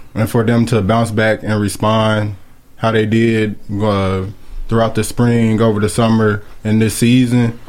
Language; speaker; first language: English; native; English